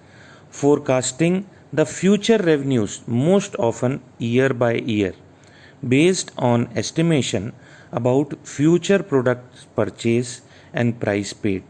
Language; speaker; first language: English; non-native, local second language; Hindi